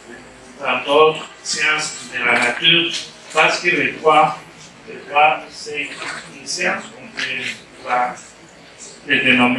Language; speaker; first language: French; non-native, fluent; Spanish